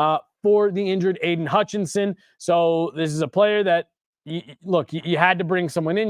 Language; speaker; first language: English; native; English